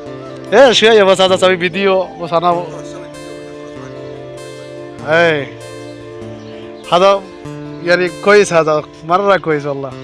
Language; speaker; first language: Arabic; non-native, learner; Bangla